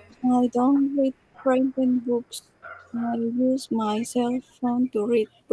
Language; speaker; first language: English; non-native, learner; Spanish